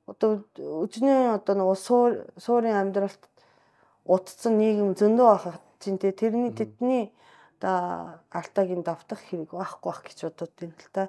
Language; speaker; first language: Mongolian; non-native, fluent; Japanese